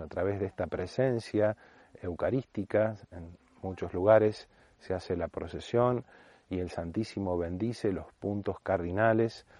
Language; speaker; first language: Spanish; native; Spanish